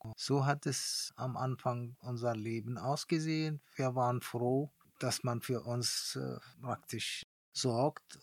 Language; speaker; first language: German; non-native, fluent; Arabic